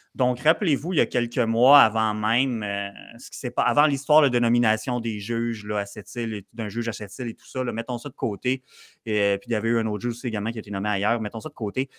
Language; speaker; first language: French; native; French